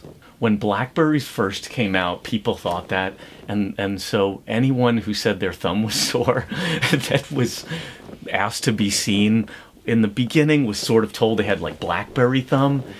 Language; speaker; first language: English; native; English